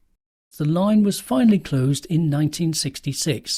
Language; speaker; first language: English; native; English